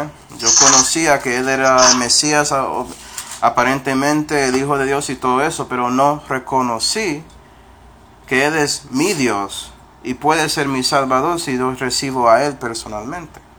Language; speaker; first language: Spanish; non-native, fluent; English